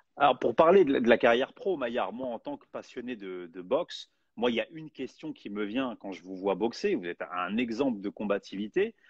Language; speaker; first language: French; native; French